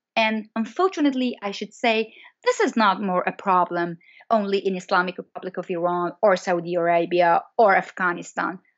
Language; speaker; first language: English; non-native, fluent; Persian